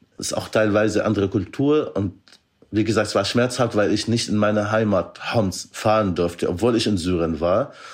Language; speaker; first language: German; non-native, fluent; Arabic